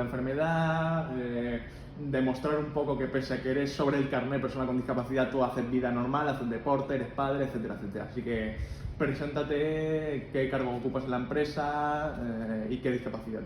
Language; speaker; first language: Spanish; native; Spanish